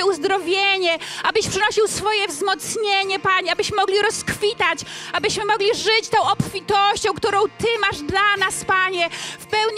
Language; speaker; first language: Polish; native; Polish